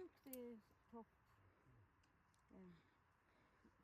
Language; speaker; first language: English; non-native, learner; Swedish